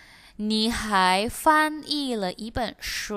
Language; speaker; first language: Chinese; non-native, fluent; Indonesian